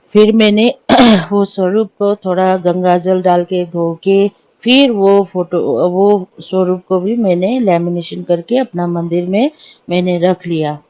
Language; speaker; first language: Hindi; non-native, local second language; Nepali